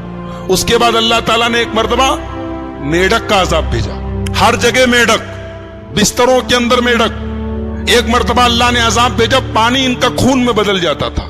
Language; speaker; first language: Urdu; native; Urdu